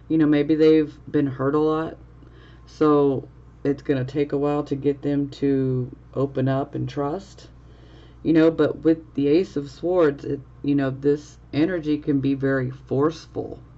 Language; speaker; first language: English; native; English